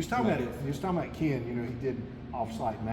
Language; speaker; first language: English; native; English